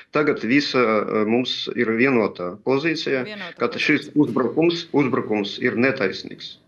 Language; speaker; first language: Latvian; non-native, local second language; Russian